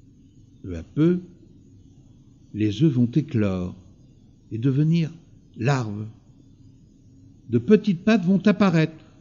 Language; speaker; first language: French; native; French